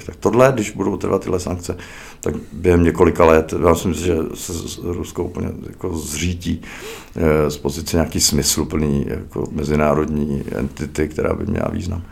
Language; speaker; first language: Czech; native; Czech